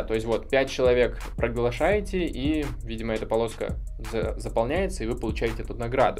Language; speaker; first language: Russian; native; Russian